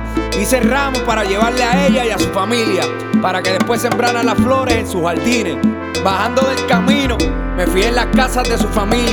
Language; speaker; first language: Spanish; native; Spanish